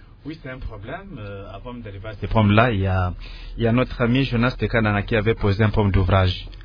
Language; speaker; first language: French; non-native, local second language; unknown